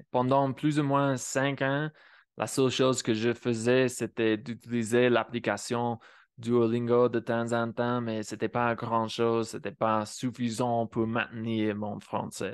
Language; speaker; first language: French; non-native, fluent; English